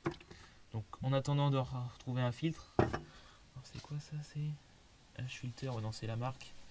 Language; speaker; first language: French; native; French